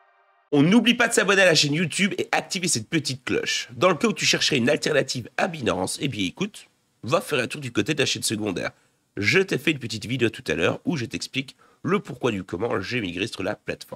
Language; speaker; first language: French; native; French